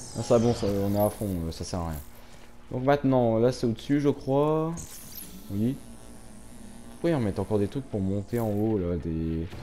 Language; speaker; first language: French; native; French